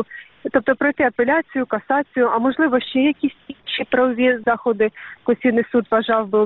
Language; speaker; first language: Ukrainian; native; Ukrainian